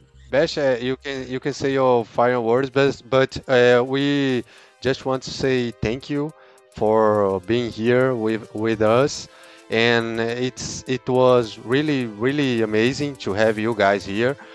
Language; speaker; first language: English; non-native, learner; Portuguese